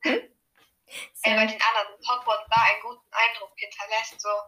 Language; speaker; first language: German; native; German